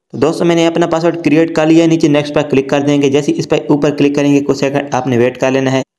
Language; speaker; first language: Urdu; native; Urdu